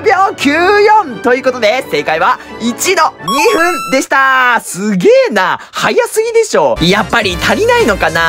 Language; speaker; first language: Japanese; native; Japanese